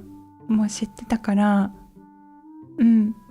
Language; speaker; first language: Japanese; non-native, learner; English